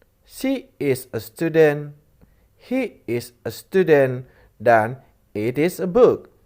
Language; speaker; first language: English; non-native, fluent; Indonesian